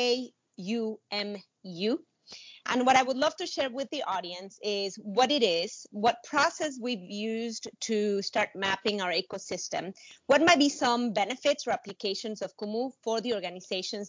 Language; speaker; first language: English; non-native, fluent; Spanish